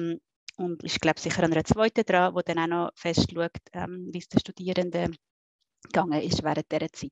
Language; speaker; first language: German; native; German